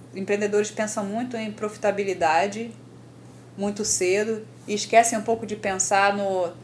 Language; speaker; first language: Portuguese; native; Portuguese